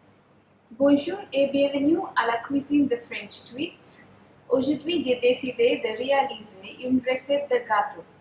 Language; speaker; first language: French; non-native, fluent; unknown